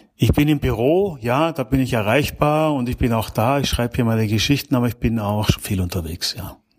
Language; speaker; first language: German; native; German